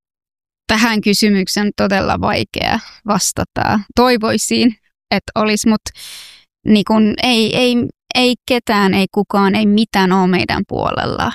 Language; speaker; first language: Finnish; non-native, fluent; Persian